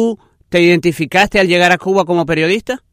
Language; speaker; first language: Spanish; native; Spanish